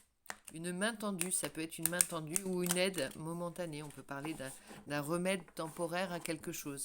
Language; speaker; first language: French; native; French